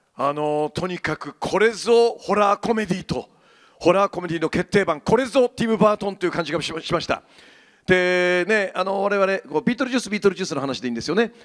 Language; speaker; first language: Japanese; native; Japanese